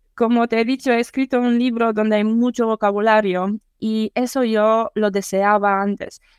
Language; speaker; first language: Spanish; non-native, fluent; Polish